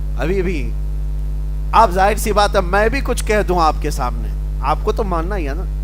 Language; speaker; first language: Urdu; native; Urdu